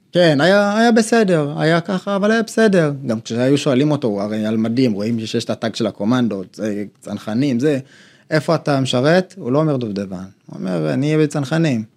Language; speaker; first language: Hebrew; early bilingual, other home language; Amharic